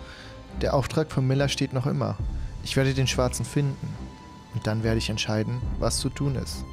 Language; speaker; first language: German; native; German